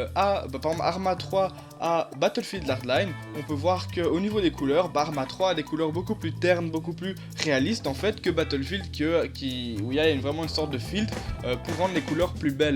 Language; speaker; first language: French; native; French